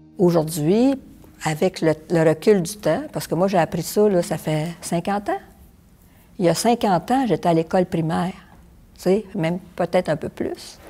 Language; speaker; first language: French; native; French